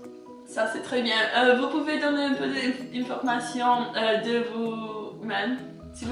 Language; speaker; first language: French; non-native, learner; English